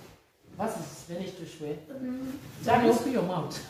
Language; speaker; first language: German; non-native, learner; English